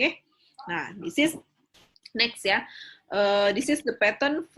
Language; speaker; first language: English; non-native, fluent; Indonesian